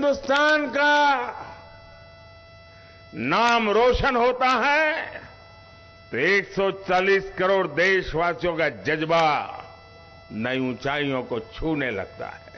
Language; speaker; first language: Hindi; native; Hindi